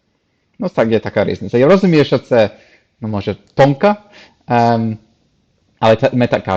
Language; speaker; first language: Ukrainian; non-native, fluent; English